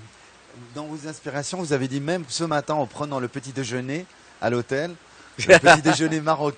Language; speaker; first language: French; non-native, local second language; Arabic